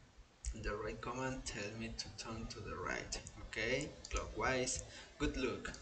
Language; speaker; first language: English; non-native, learner; Spanish